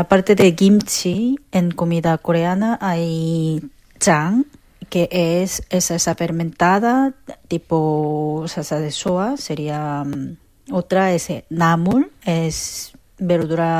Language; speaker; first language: Spanish; non-native, fluent; Korean